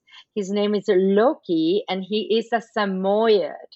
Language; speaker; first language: English; non-native, fluent; Spanish